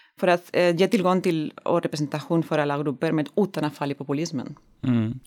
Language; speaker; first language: Swedish; non-native, learner; Spanish